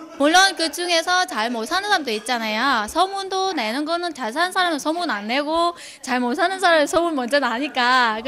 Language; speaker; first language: Korean; non-native, fluent; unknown